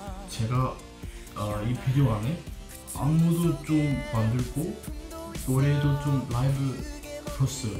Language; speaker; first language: Korean; non-native, fluent; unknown